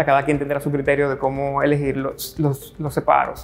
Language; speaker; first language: Spanish; native; Spanish